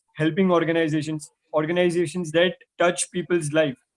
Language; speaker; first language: English; non-native, local second language; Hindi